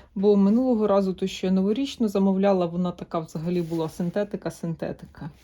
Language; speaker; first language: Ukrainian; native; Ukrainian